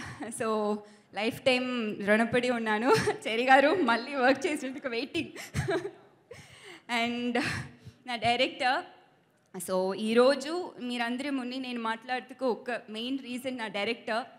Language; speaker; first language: Telugu; non-native, learner; Tamil